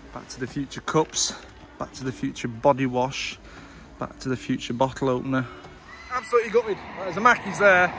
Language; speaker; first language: English; native; English